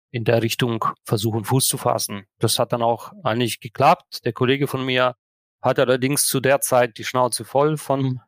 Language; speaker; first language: German; non-native, fluent; Russian